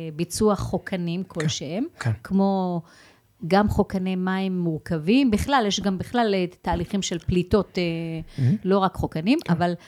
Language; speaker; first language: Hebrew; non-native, fluent; Russian